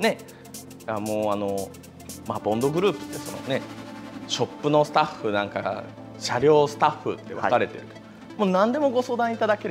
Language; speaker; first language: Japanese; native; Japanese